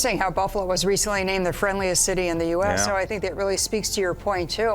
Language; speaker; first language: English; native; English